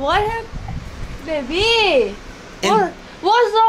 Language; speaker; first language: English; non-native, learner; Thai